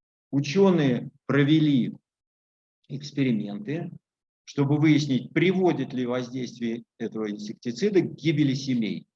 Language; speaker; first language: Russian; native; Russian